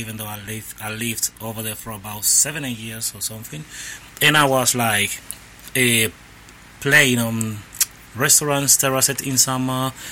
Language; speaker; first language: English; non-native, learner; Spanish